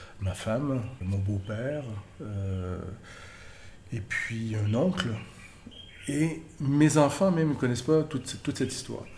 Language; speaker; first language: French; native; French